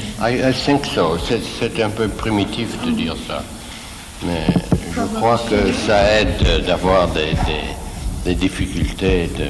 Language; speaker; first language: French; non-native, fluent; Swiss German